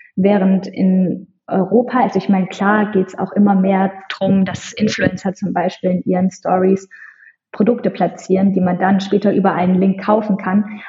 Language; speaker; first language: German; native; German